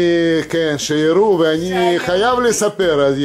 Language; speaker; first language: Hebrew; non-native, learner; Russian